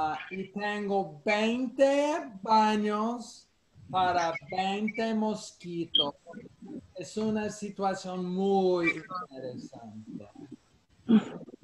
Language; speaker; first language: Spanish; non-native, fluent; English